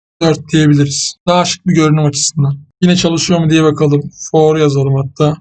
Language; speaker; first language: Turkish; native; Turkish